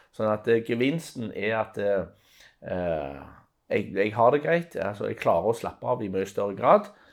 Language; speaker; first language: Norwegian; native; Norwegian